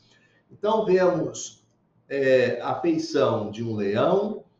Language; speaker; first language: Portuguese; native; Portuguese